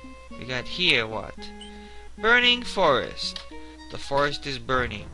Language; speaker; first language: English; native; English